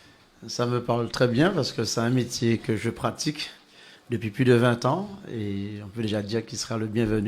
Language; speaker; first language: French; native; French